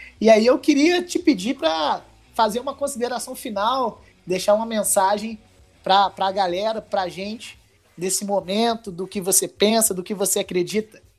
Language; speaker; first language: Portuguese; native; Portuguese